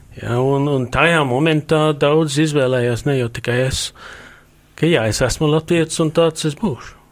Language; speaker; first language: Latvian; early bilingual, heritage; Latvian